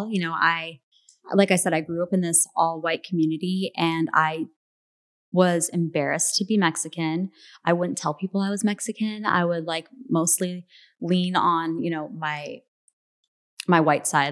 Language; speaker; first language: English; native; English